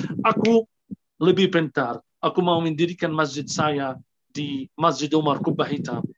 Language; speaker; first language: Indonesian; non-native, fluent; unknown